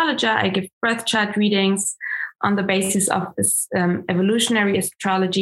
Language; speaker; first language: English; non-native, fluent; German